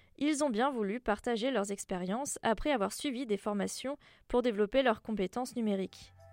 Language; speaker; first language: French; native; French